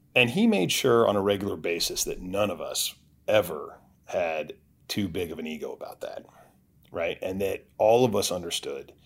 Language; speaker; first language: English; native; English